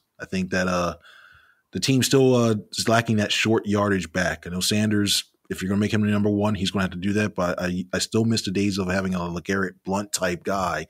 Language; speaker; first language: English; native; English